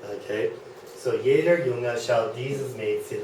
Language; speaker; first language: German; non-native, fluent; English